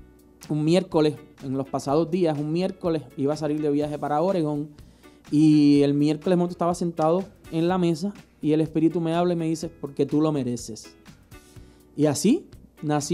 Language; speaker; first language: Spanish; native; Spanish